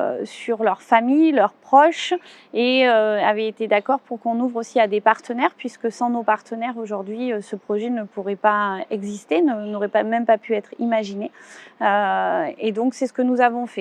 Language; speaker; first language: French; native; French